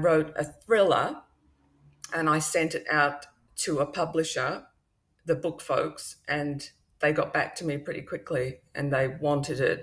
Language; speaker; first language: English; native; English